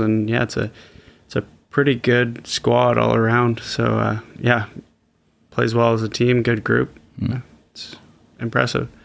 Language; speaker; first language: English; native; English